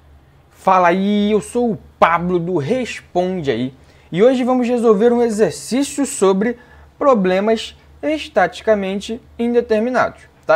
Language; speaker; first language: Portuguese; native; Portuguese